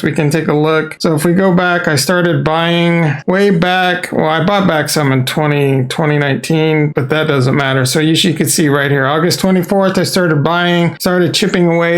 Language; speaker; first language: English; native; English